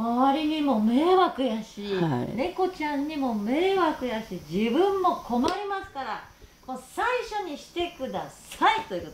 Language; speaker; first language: Japanese; native; Japanese